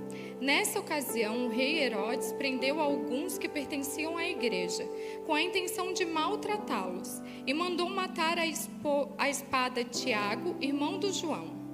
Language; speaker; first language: Portuguese; native; Portuguese